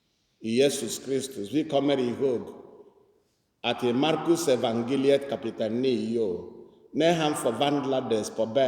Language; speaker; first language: Swedish; non-native, fluent; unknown